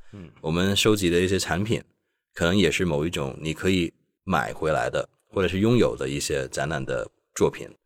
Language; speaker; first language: Chinese; non-native, local second language; Cantonese